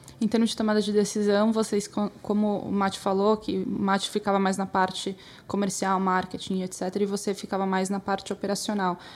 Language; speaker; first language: Portuguese; native; Portuguese